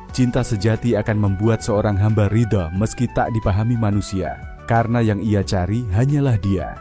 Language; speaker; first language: Indonesian; native; Indonesian